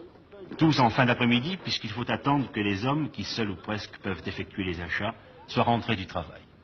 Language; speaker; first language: French; native; French